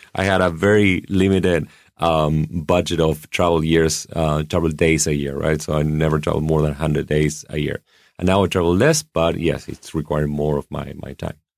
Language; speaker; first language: English; non-native, fluent; Spanish